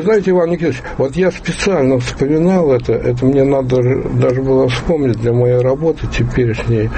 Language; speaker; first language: Russian; native; Russian